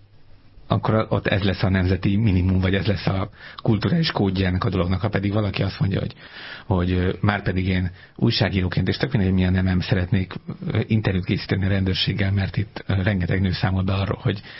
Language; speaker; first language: Hungarian; native; Hungarian